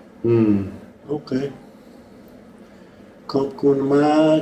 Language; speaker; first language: Thai; non-native, learner; English